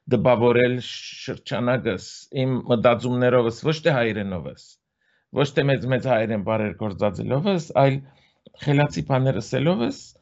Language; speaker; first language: Armenian; native; Armenian